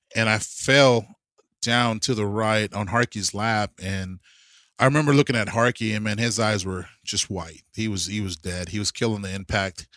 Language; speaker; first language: English; early bilingual, other home language; Spanish